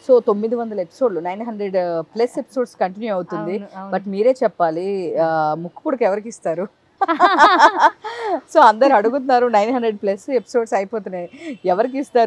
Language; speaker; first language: Telugu; native; Telugu